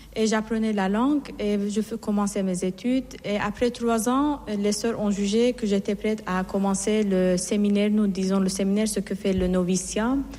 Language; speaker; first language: French; non-native, fluent; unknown